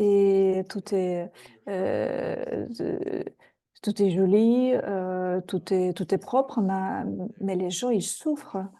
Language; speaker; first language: French; non-native, fluent; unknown